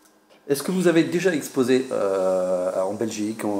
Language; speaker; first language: French; native; French